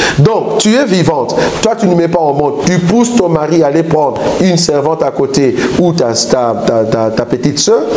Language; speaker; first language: French; non-native, local second language; Lingala